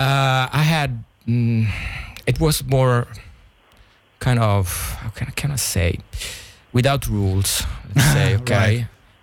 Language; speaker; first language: English; non-native, fluent; Italian